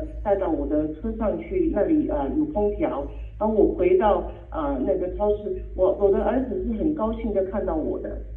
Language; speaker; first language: Chinese; native; Chinese